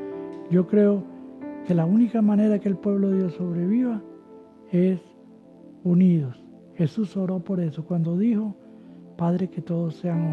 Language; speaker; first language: Spanish; native; Spanish